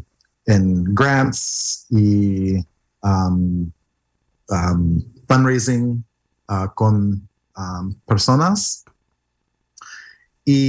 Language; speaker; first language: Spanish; non-native, learner; English